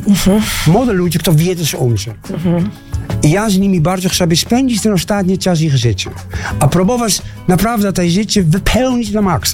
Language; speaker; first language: Polish; non-native, fluent; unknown